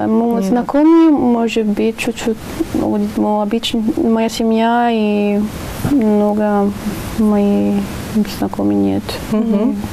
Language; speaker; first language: Russian; non-native, learner; Italian